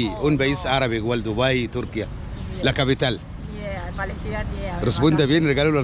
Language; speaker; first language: Spanish; non-native, learner; Arabic